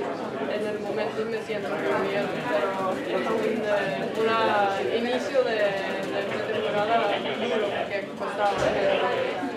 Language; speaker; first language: Spanish; non-native, learner; Norwegian